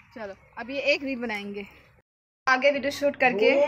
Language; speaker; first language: Hindi; non-native, local second language; Nepali